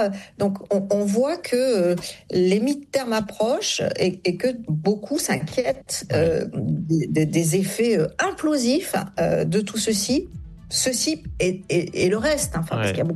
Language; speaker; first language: French; native; French